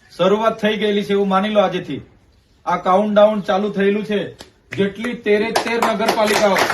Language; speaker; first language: Gujarati; non-native, local second language; Vasavi